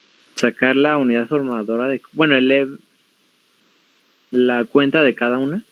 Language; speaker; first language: Spanish; native; Spanish